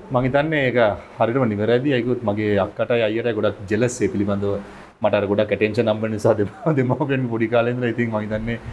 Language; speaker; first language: Sinhala; non-native, local second language; Tamil